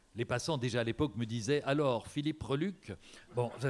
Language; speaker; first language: French; native; French